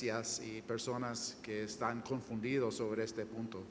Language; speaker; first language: Spanish; non-native, fluent; English